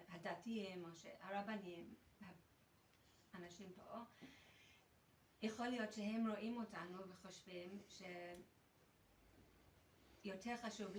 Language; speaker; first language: Hebrew; non-native, fluent; English